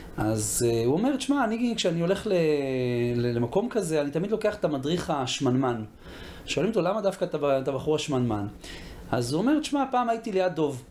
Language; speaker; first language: Hebrew; native; Hebrew